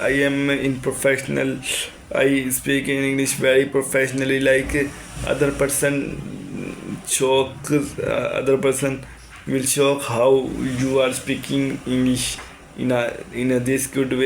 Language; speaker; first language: English; non-native, learner; Urdu